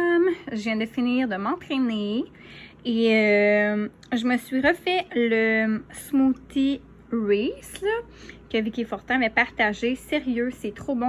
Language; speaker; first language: French; native; French